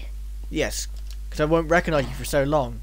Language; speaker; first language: English; native; English